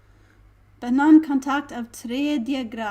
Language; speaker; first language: Swedish; non-native, learner; English